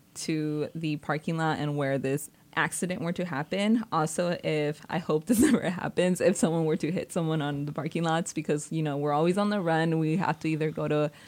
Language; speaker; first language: English; native; English